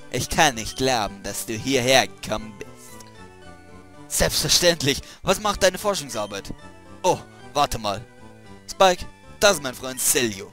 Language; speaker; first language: German; native; German